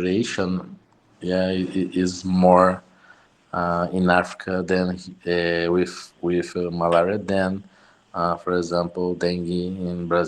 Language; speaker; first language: English; non-native, learner; Portuguese